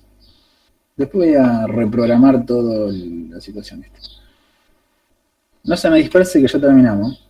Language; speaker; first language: Spanish; native; Spanish